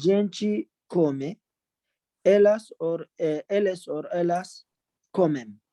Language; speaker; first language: Portuguese; non-native, learner; Arabic